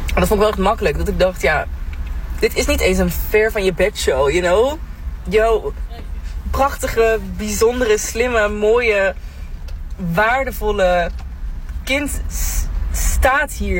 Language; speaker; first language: Dutch; native; Dutch